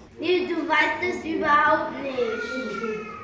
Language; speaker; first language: German; early bilingual, other home language; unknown